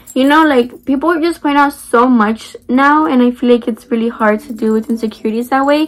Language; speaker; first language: English; early bilingual, other home language; Spanish